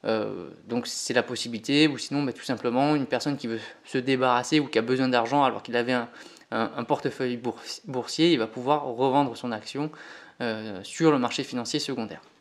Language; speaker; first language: French; native; French